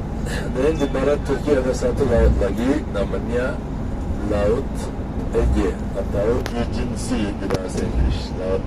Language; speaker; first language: Indonesian; non-native, fluent; Turkish